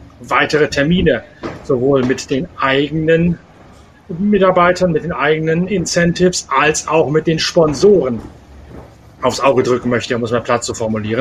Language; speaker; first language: German; native; German